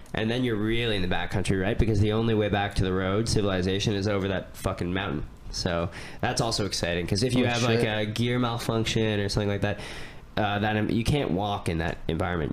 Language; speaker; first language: English; native; English